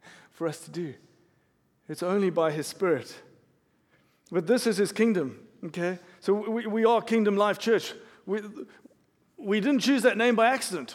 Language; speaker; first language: English; native; English